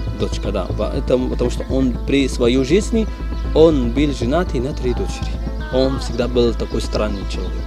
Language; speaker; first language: Russian; non-native, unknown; Arabic